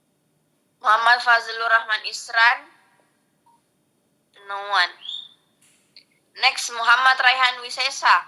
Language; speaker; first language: English; non-native, local second language; Indonesian